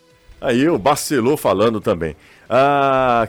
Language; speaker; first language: Portuguese; native; Portuguese